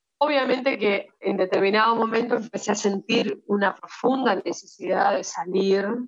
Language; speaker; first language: Spanish; early bilingual, heritage; Spanish